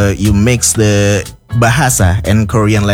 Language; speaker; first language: English; non-native, fluent; Indonesian